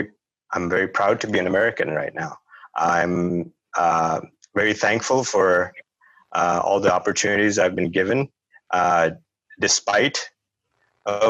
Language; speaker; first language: English; non-native, local second language; Urdu